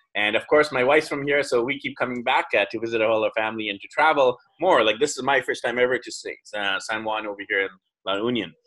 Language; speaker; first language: English; native; English